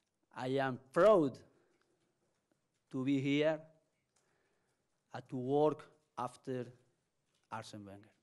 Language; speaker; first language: English; non-native, learner; Spanish